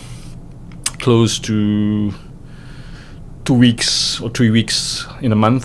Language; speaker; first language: English; non-native, local second language; Cantonese